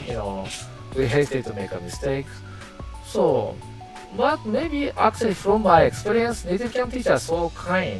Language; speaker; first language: English; non-native, learner; Japanese